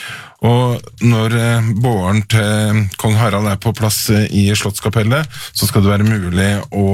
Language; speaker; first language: Norwegian; native; Norwegian